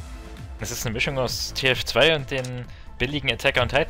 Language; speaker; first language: German; native; German